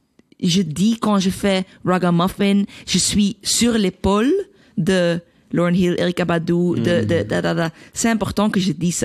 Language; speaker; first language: French; non-native, learner; Dutch